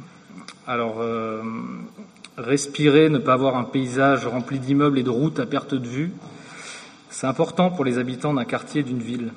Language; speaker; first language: French; native; French